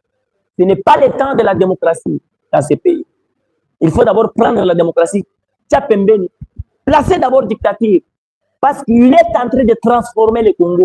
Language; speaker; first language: French; non-native, local second language; Lingala